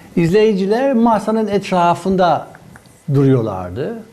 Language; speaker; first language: Turkish; non-native, fluent; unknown